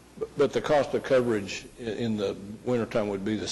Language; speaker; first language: English; native; English